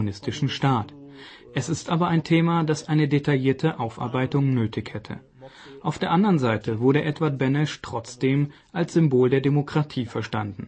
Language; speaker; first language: German; native; German